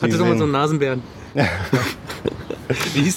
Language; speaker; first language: German; native; German